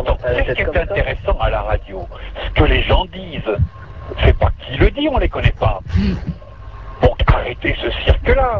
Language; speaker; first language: French; native; French